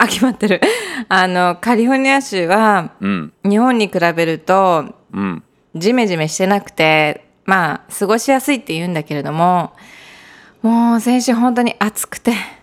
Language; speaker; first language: Japanese; native; Japanese